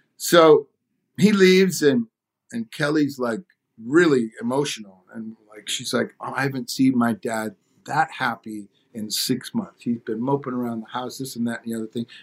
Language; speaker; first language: English; native; English